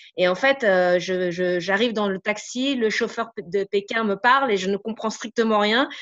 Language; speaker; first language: French; native; French